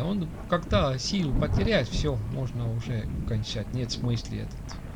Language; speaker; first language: Russian; non-native, local second language; Estonian